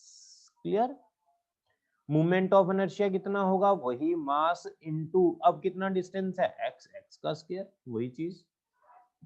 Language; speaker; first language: Hindi; native; Hindi